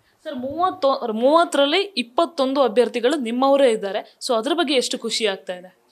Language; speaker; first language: Kannada; native; Kannada